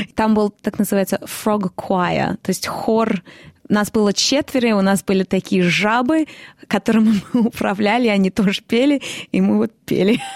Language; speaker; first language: Russian; early bilingual, heritage; Russian